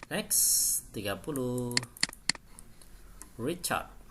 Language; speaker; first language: English; non-native, learner; Indonesian